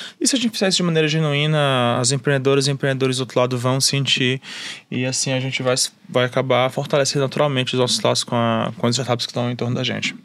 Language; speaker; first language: Portuguese; native; Portuguese